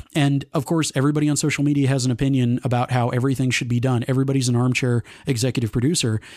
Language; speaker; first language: English; native; English